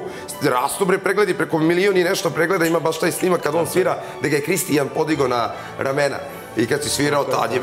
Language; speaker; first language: Serbian; native; Serbian